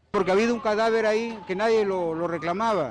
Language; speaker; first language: Spanish; native; Spanish